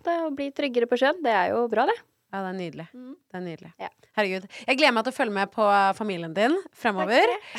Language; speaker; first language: Norwegian; native; Norwegian